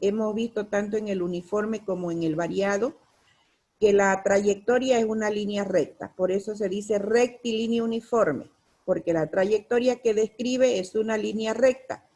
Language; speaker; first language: Spanish; native; Spanish